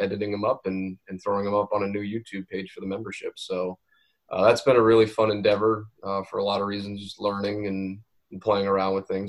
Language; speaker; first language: English; native; English